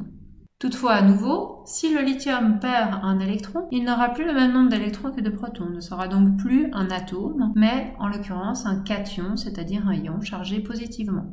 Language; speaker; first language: French; native; French